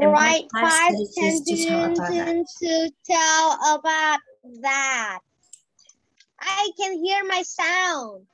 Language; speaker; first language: English; non-native, learner; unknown